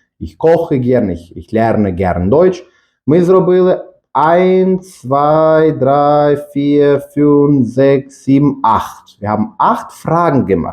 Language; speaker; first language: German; non-native, fluent; Ukrainian